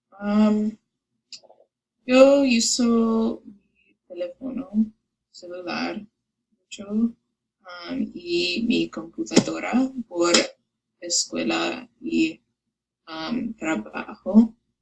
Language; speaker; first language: Spanish; non-native, learner; English